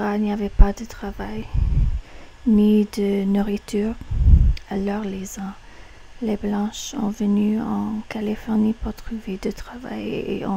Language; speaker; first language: French; non-native, learner; English